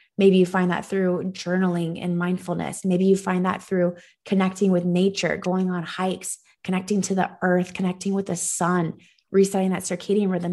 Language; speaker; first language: English; native; English